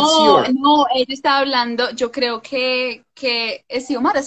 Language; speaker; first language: Spanish; non-native, fluent; English